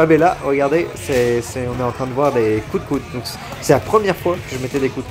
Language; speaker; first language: French; native; French